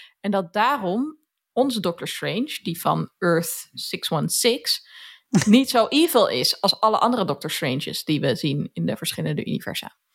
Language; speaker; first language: Dutch; native; Dutch